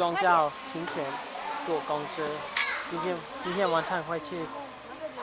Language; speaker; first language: Chinese; non-native, learner; English